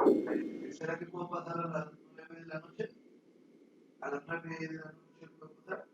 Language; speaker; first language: Spanish; native; Spanish